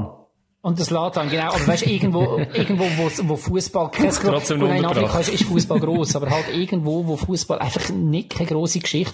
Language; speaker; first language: German; native; German